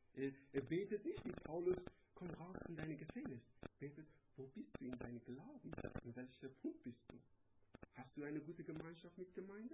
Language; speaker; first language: German; non-native, learner; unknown